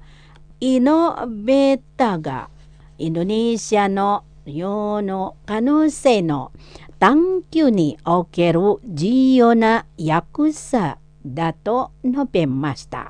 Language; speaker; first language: Japanese; non-native, learner; Indonesian